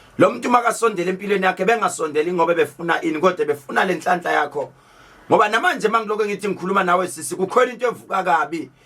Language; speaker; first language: Zulu; native; Zulu